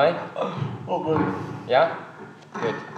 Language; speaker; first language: Portuguese; non-native, fluent; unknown